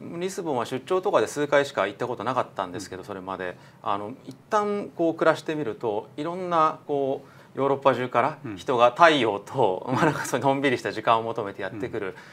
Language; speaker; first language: Japanese; native; Japanese